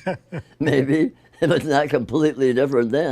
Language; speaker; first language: English; native; English